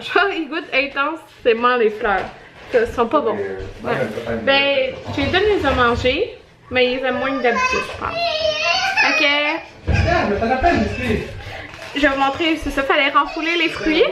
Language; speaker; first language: French; native; French